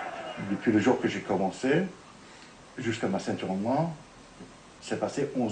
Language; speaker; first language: French; non-native, fluent; Italian